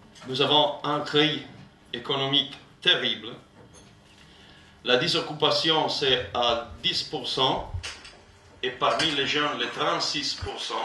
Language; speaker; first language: French; non-native, learner; Italian